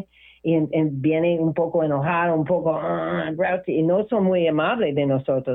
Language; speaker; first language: Spanish; non-native, learner; English